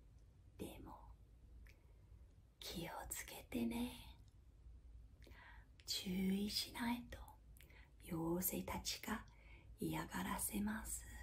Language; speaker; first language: Japanese; non-native, fluent; English